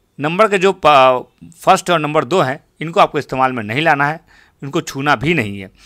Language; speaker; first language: Hindi; native; Hindi